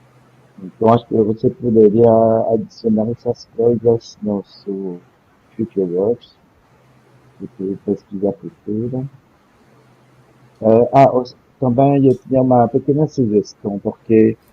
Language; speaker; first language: Portuguese; non-native, fluent; French